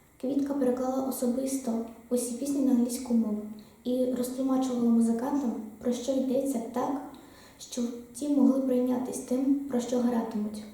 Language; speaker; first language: Ukrainian; native; Ukrainian